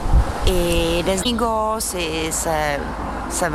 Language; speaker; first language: Spanish; non-native, fluent; Czech